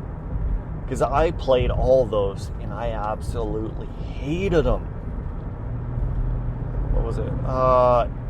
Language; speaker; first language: English; native; English